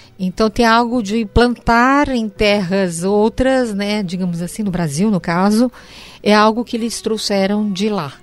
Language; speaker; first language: Portuguese; early bilingual, other home language; Japanese